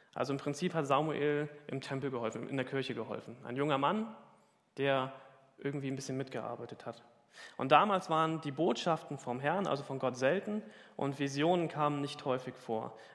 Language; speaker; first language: German; native; German